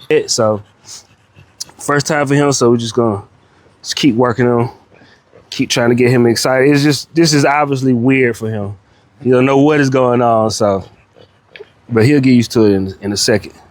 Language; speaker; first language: English; native; English